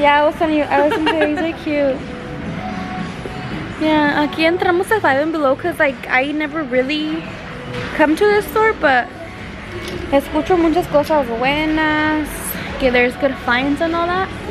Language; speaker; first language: English; early bilingual, other home language; Spanish